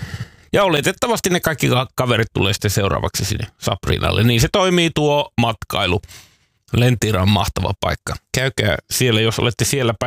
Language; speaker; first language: Finnish; native; Finnish